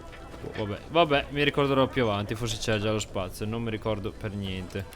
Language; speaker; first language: Italian; native; Italian